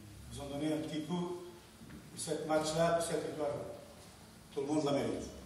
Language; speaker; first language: French; non-native, learner; Portuguese